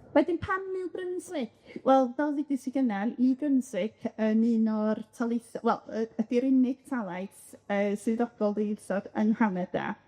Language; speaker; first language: Welsh; native; Welsh